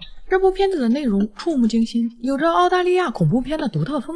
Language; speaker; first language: Chinese; native; Chinese